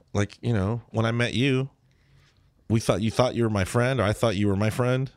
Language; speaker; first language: English; early bilingual, other home language; Spanish